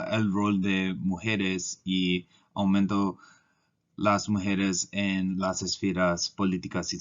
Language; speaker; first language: Spanish; non-native, learner; English